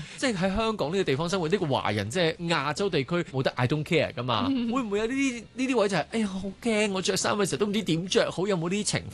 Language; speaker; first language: Cantonese; native; Cantonese